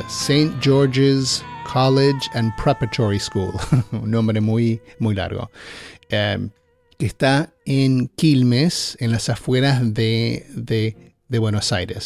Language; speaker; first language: Spanish; native; Spanish